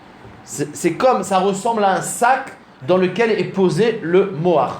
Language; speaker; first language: French; native; French